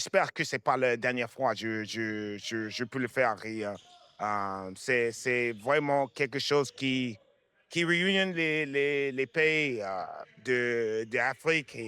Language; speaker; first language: French; non-native, fluent; English